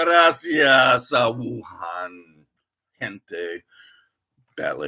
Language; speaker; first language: Spanish; non-native, learner; English